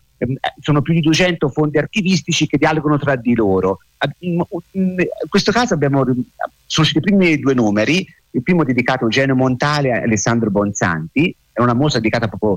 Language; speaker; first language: Italian; native; Italian